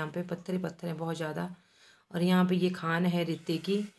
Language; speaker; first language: Hindi; native; Hindi